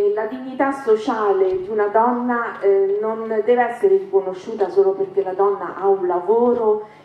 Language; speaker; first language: Italian; native; Italian